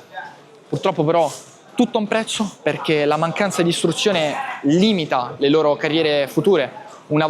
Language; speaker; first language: Italian; native; Italian